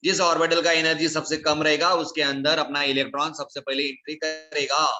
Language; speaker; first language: Hindi; non-native, local second language; Marathi